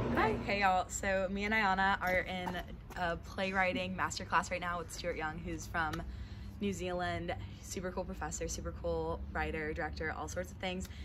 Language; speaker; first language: English; native; English